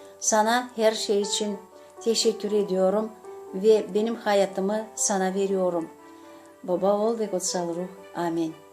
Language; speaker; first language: Turkish; non-native, fluent; Gagauz